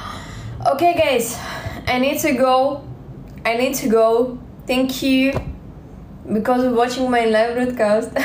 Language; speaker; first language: English; non-native, learner; Russian